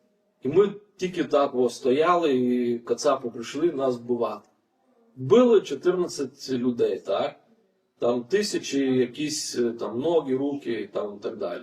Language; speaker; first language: Ukrainian; non-native, fluent; Lithuanian